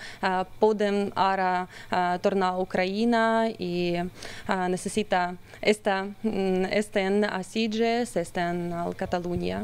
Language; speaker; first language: Catalan; non-native, learner; Ukrainian